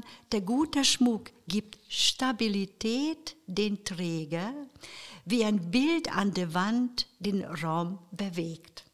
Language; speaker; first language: German; non-native, fluent; Hungarian